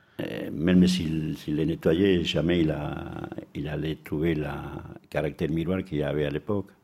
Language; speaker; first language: French; non-native, fluent; Spanish